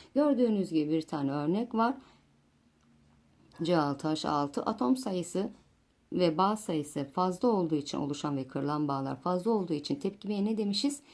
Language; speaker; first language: Turkish; native; Turkish